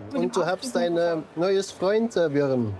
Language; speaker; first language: German; non-native, learner; Dutch